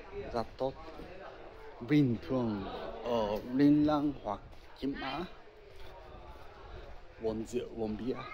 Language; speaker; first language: Vietnamese; non-native, learner; Japanese